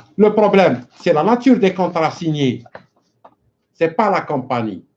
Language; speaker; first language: French; non-native, local second language; Arabic